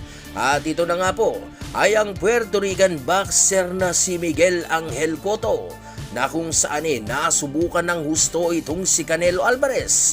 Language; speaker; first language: Filipino; non-native, local second language; Cebuano